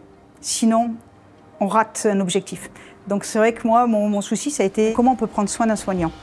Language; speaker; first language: French; native; French